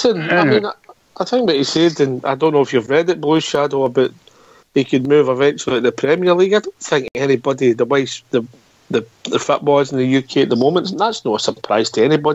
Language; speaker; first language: English; native; English